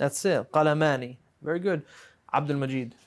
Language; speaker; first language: Arabic; non-native, fluent; English